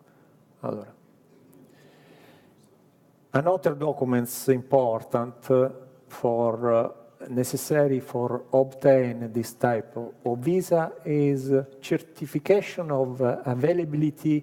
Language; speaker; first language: English; non-native, learner; Italian